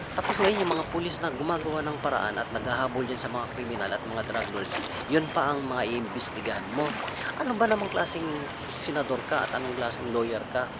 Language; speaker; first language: Filipino; native; Filipino